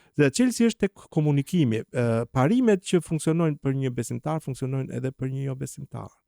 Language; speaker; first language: Albanian; native; Albanian